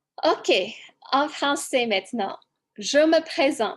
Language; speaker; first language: French; non-native, fluent; English